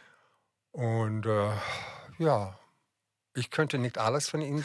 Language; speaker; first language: German; non-native, fluent; English